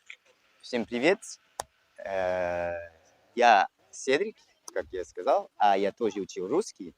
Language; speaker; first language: Russian; non-native, fluent; French